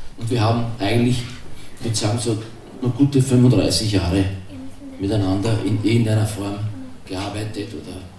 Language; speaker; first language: German; non-native, local second language; Croatian